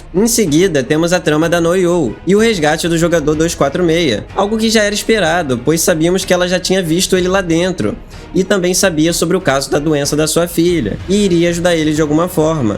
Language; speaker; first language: Portuguese; native; Portuguese